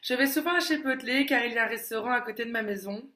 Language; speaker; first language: French; non-native, learner; English